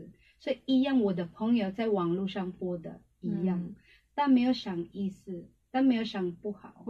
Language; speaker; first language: Chinese; non-native, learner; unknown